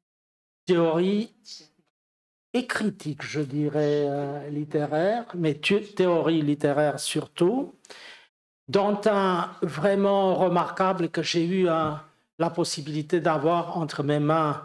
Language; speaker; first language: French; non-native, fluent; Romanian